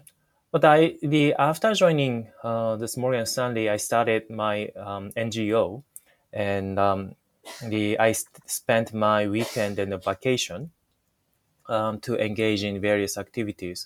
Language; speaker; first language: English; non-native, fluent; Japanese